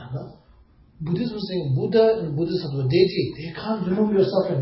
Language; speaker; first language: Russian; non-native, learner; Tibetan